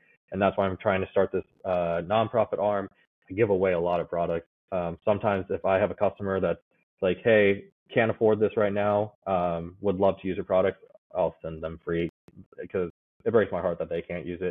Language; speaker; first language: English; native; English